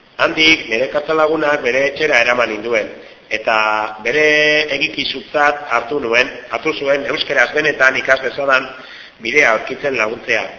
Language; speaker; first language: Basque; non-native, fluent; Finnish